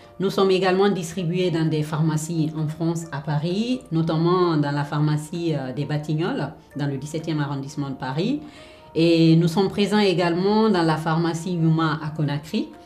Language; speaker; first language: French; non-native, local second language; Fula